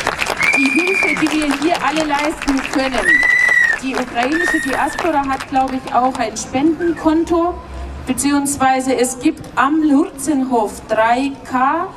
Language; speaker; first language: German; non-native, fluent; Russian